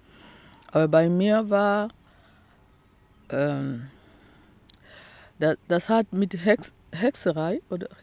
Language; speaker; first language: German; non-native, local second language; French